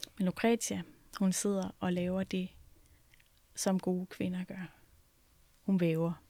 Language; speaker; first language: Danish; native; Danish